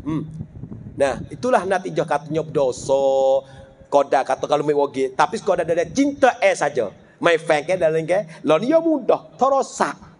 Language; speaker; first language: Malay; native; Malay